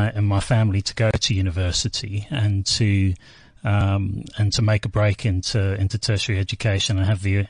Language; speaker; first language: English; native; English